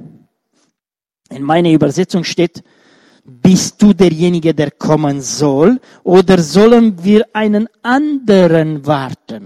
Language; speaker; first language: German; non-native, fluent; Romanian